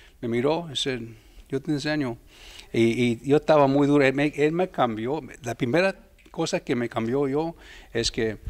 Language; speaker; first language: Spanish; early bilingual, heritage; Spanish